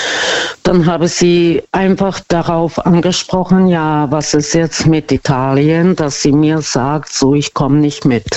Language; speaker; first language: German; non-native, fluent; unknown